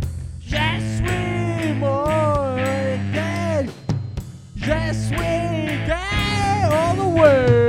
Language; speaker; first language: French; non-native, learner; English